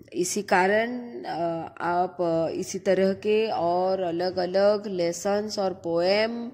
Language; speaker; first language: Hindi; non-native, local second language; Marathi